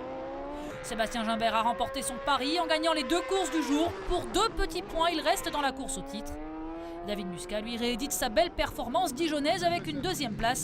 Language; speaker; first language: French; native; French